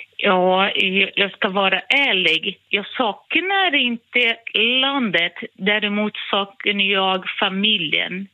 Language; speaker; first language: Swedish; non-native, fluent; Portuguese